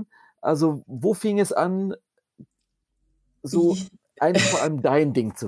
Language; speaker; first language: German; native; German